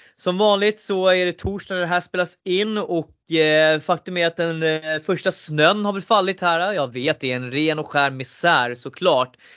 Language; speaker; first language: Swedish; native; Swedish